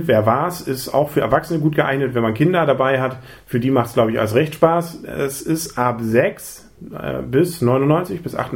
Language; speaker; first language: German; native; German